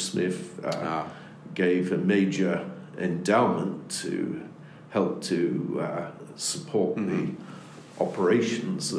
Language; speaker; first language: English; native; English